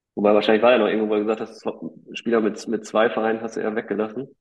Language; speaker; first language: German; native; German